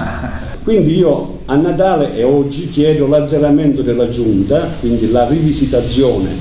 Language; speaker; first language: Italian; native; Italian